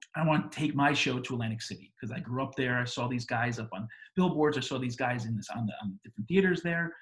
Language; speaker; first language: English; native; English